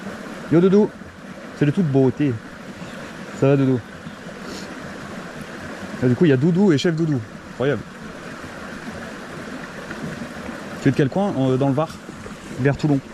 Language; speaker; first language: French; native; French